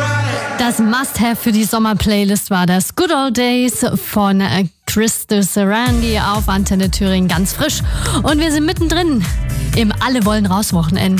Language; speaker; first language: German; native; German